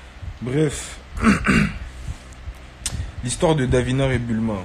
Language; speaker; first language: French; native; French